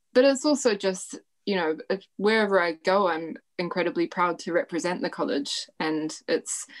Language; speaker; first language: English; native; English